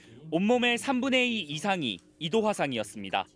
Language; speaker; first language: Korean; native; Korean